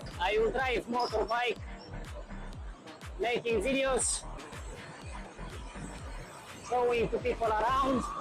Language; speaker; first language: English; non-native, learner; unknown